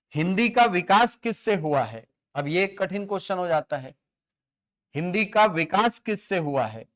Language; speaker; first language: Hindi; native; Hindi